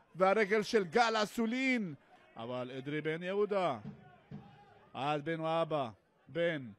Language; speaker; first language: Hebrew; native; Hebrew